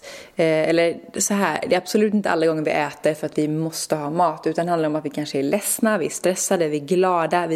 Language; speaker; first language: Swedish; native; Swedish